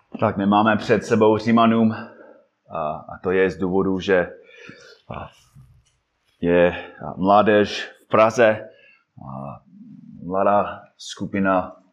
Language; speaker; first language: Czech; non-native, fluent; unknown